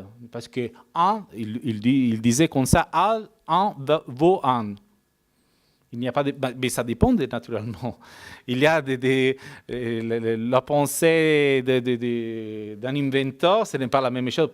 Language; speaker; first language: French; non-native, fluent; Italian